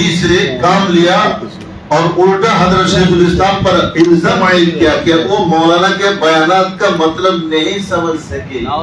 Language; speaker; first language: Urdu; non-native, local second language; Bangla